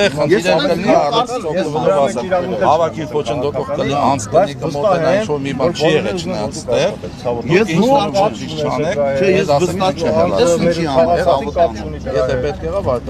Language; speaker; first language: Armenian; native; Armenian